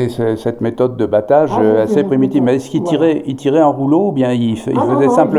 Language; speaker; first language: French; native; French